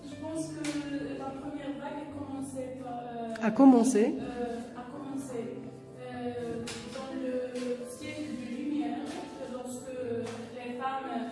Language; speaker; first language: French; non-native, learner; Arabic